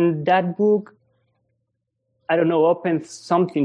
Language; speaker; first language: English; non-native, fluent; Spanish